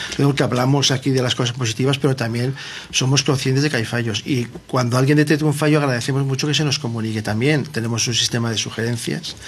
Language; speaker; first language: Spanish; non-native, local second language; Catalan